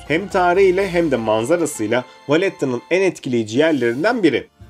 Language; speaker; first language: Turkish; native; Turkish